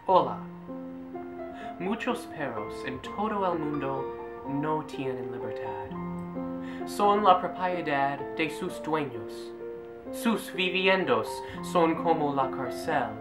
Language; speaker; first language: Spanish; non-native, learner; English